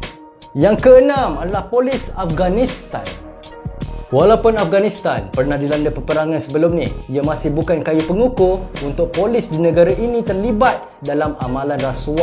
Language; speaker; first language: Malay; native; Malay